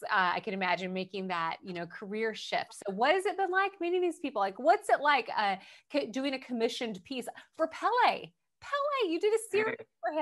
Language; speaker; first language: English; native; English